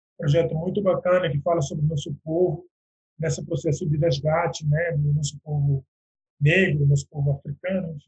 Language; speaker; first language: Portuguese; non-native, local second language; Upper Guinea Crioulo